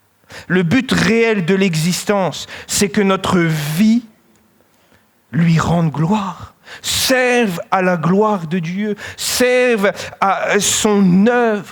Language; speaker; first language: French; native; French